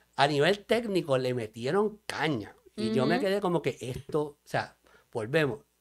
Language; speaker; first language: Spanish; native; Spanish